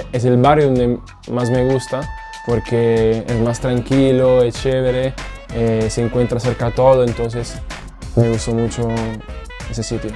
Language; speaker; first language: Spanish; non-native, fluent; Italian